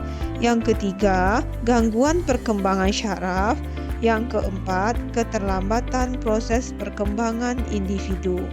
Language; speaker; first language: Indonesian; native; Indonesian